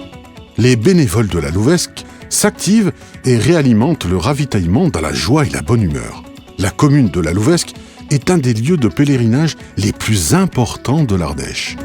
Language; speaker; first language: French; native; French